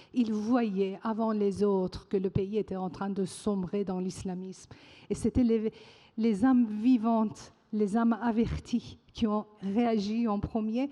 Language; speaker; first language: French; non-native, fluent; Persian